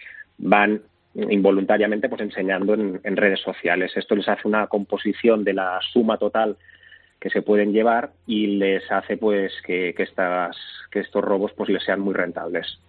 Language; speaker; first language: Spanish; native; Spanish